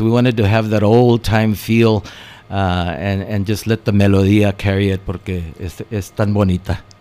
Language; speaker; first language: English; early bilingual, other home language; Spanish